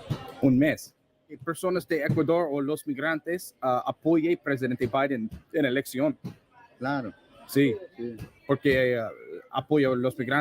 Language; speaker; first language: Spanish; non-native, learner; English